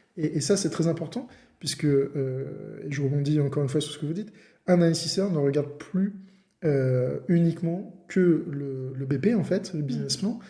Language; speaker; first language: French; native; French